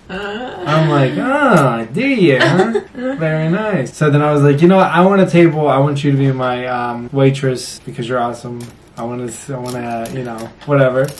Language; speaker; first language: English; native; English